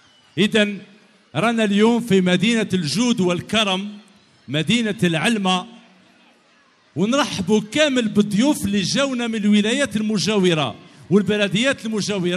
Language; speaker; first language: Arabic; native; Arabic